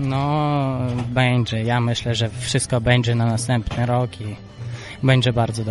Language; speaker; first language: Polish; non-native, fluent; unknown